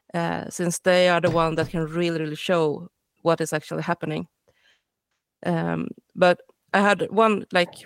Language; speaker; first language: English; non-native, fluent; Swedish